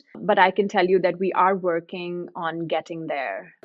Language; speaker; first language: English; non-native, local second language; Hindi